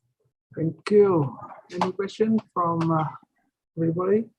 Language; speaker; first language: English; non-native, fluent; Vietnamese